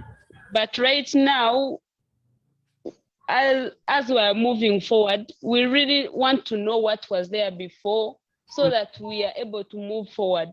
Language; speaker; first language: English; non-native, local second language; Nyankole